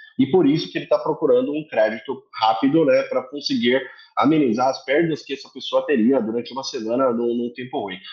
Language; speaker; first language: Portuguese; early bilingual, other home language; Korean